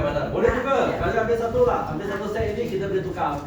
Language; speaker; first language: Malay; non-native, local second language; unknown